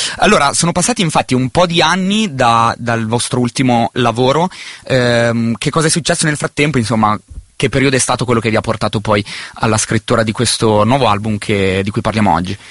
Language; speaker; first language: Italian; native; Italian